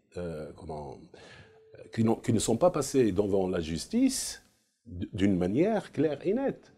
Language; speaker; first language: French; non-native, local second language; Arabic